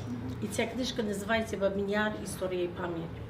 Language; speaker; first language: Ukrainian; early bilingual, heritage; Ukrainian